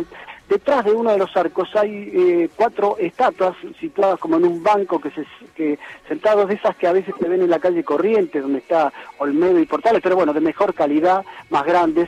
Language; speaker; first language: Spanish; native; Spanish